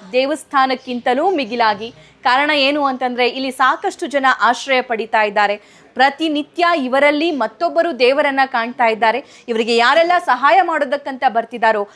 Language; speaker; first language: Kannada; native; Kannada